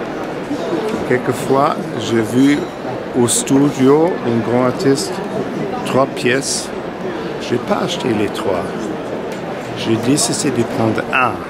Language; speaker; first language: French; non-native, fluent; German